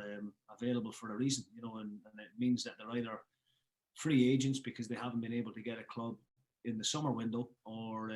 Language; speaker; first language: English; native; English